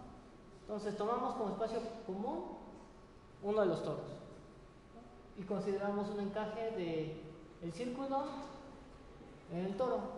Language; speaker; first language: Spanish; native; Spanish